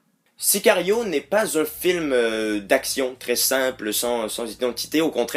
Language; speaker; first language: French; native; French